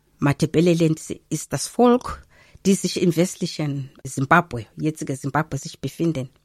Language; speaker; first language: German; non-native, fluent; Zulu